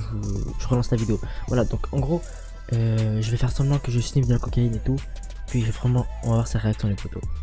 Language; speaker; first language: French; native; French